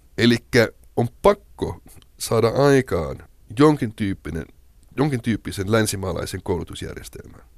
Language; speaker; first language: Finnish; non-native, local second language; Swedish